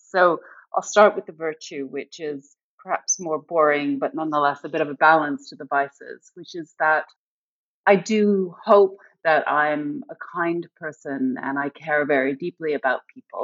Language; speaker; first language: English; native; English